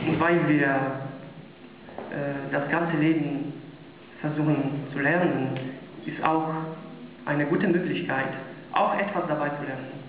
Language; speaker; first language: German; non-native, learner; Polish